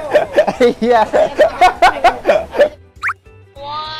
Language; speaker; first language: Thai; native; Thai